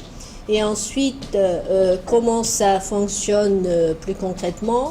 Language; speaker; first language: French; non-native, fluent; Japanese